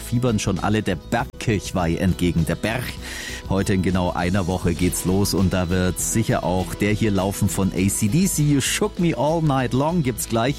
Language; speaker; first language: German; native; German